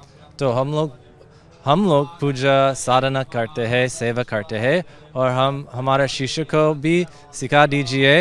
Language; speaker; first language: Hindi; non-native, learner; English